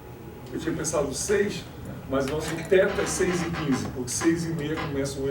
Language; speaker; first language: Portuguese; non-native, fluent; Spanish